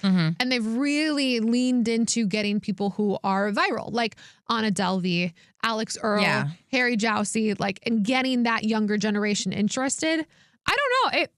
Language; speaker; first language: English; native; English